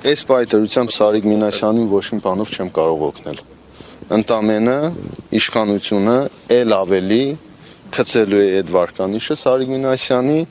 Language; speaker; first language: Armenian; native; Armenian